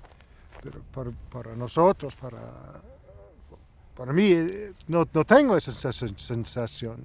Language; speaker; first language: Spanish; non-native, fluent; English